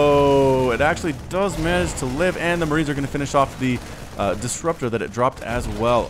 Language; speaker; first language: English; native; English